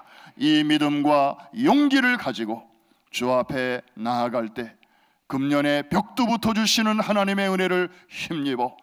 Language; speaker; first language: Korean; native; Korean